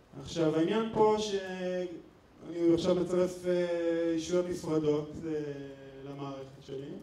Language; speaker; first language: Hebrew; native; Hebrew